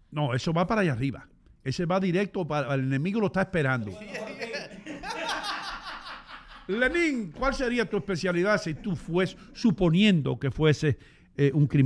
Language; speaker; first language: Spanish; native; Spanish